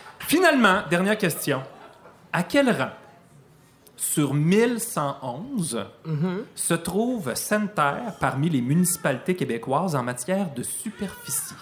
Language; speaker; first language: French; native; French